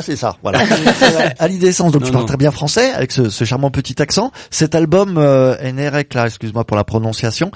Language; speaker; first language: French; native; French